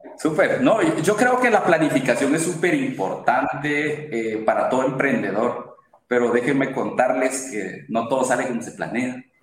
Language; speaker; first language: Spanish; native; Spanish